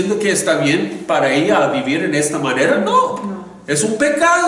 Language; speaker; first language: Spanish; non-native, learner; English